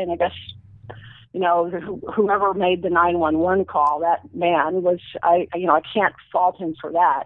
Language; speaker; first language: English; native; English